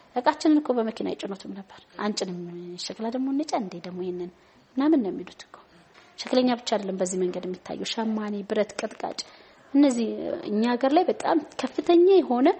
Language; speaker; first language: Amharic; native; Amharic